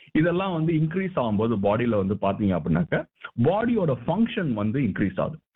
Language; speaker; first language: Tamil; native; Tamil